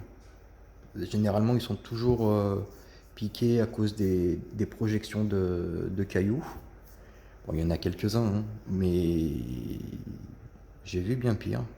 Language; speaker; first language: French; native; French